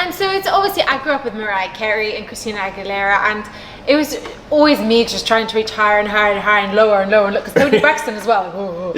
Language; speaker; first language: English; non-native, local second language; Maltese